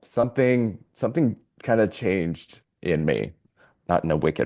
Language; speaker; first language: English; native; English